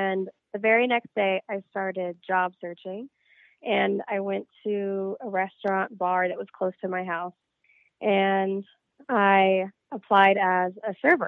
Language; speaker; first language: English; native; English